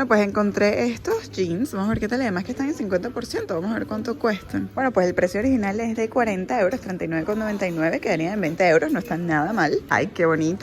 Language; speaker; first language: Spanish; native; Spanish